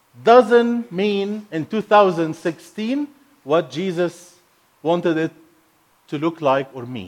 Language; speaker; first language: English; non-native, fluent; Arabic